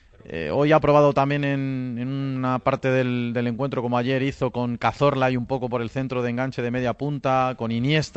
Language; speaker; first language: Spanish; native; Spanish